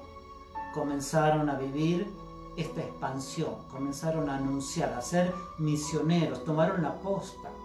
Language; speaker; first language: Spanish; native; Spanish